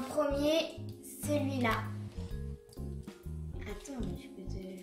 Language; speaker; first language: French; native; French